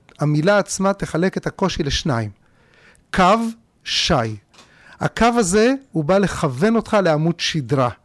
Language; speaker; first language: Hebrew; early bilingual, other home language; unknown